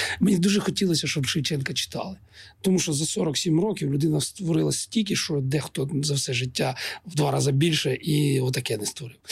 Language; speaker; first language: Ukrainian; non-native, local second language; Russian